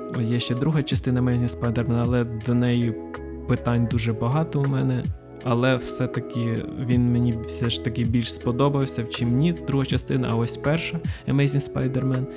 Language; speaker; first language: Ukrainian; non-native, local second language; Russian